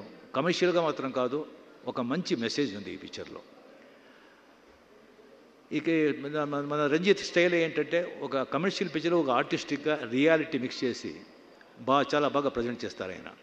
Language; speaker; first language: Telugu; non-native, fluent; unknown